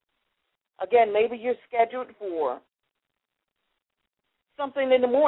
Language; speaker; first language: English; native; English